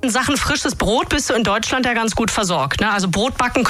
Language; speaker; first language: German; native; German